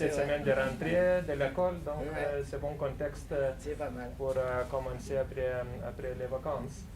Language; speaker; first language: French; non-native, fluent; Lithuanian